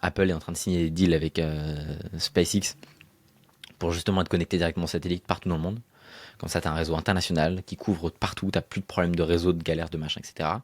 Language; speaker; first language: French; native; French